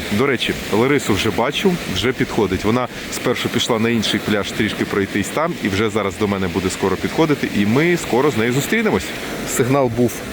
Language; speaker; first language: Ukrainian; non-native, local second language; Russian